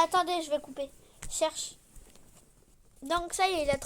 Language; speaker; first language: French; native; French